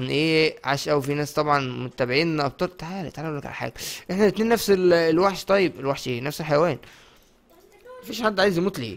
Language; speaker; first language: Arabic; native; Arabic